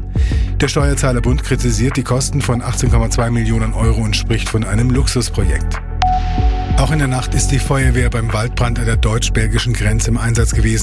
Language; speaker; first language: German; native; German